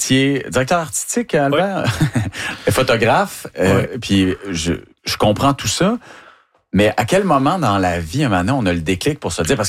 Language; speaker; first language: French; native; French